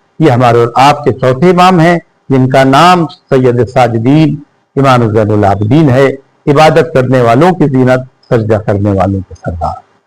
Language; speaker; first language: Urdu; native; Urdu